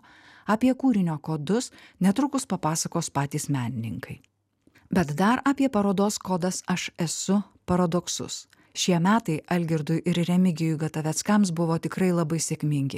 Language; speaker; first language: Lithuanian; native; Lithuanian